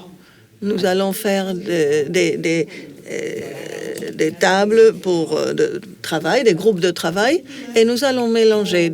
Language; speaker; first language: French; non-native, fluent; Spanish